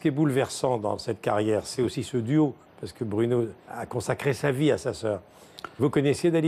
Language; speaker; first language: French; native; French